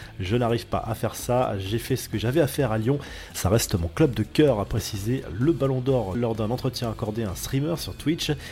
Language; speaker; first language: French; native; French